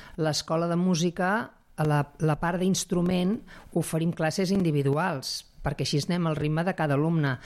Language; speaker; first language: Catalan; native; Catalan